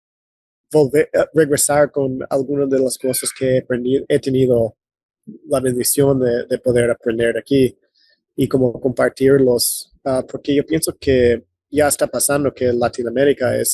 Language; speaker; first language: Spanish; non-native, fluent; English